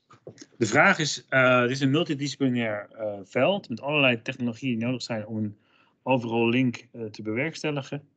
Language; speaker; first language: Dutch; native; Dutch